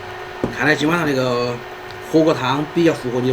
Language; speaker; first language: Chinese; native; Chinese